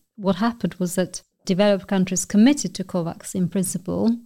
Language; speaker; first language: English; non-native, fluent; Albanian